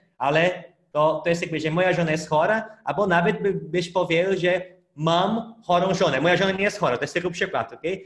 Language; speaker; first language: Polish; non-native, fluent; Portuguese